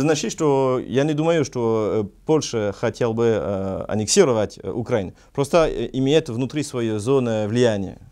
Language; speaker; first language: Russian; non-native, learner; French